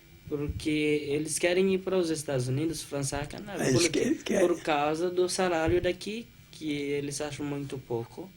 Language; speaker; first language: Portuguese; non-native, fluent; Haitian Creole